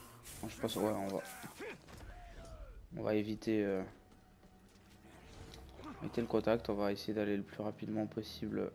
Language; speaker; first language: French; native; French